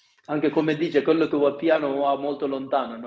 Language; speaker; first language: Italian; non-native, fluent; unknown